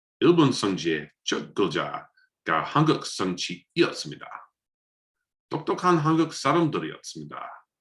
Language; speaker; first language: Korean; non-native, learner; English